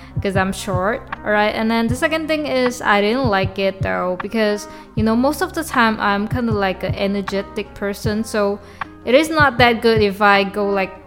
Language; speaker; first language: English; non-native, local second language; Chinese